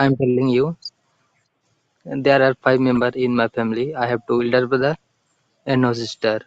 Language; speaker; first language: English; non-native, learner; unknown